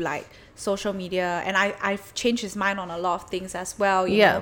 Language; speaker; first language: English; non-native, local second language; Chinese